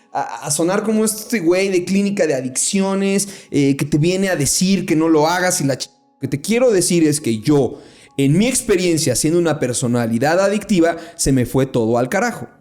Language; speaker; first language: Spanish; native; Spanish